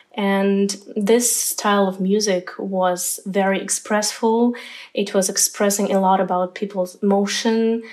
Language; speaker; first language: English; non-native, fluent; Ukrainian